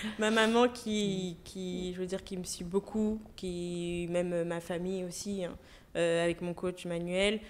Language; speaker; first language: French; early bilingual, other home language; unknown